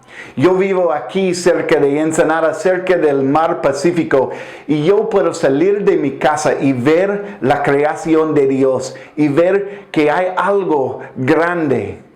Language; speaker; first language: Spanish; non-native, fluent; English